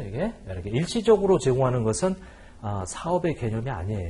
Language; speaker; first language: Korean; native; Korean